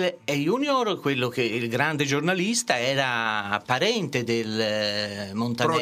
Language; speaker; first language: Italian; native; Italian